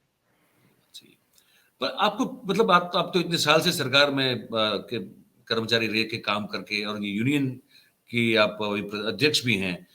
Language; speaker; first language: Hindi; non-native, local second language; Gujarati